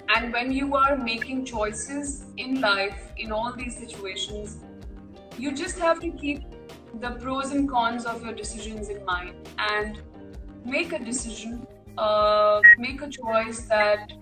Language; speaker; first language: English; non-native, local second language; Hindi